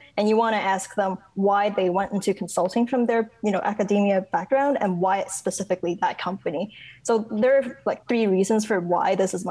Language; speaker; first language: English; non-native, local second language; Cantonese